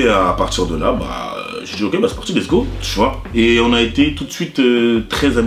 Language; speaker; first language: French; native; French